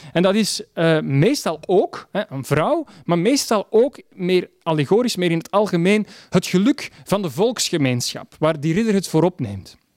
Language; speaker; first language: Dutch; native; Dutch